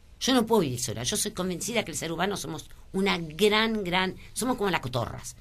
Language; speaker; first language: Spanish; early bilingual, other home language; French